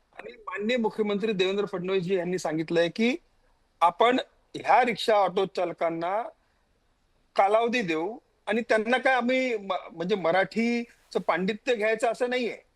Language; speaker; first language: Marathi; non-native, local second language; Hindi